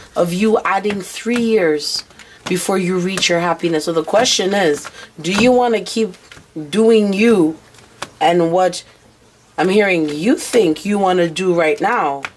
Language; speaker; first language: English; native; English